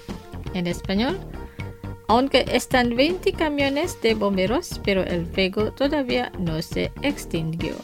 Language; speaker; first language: Spanish; non-native, fluent; Indonesian